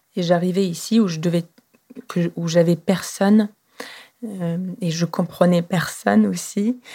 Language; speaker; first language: French; non-native, fluent; Russian